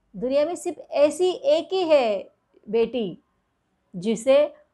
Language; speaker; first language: Hindi; non-native, local second language; Marathi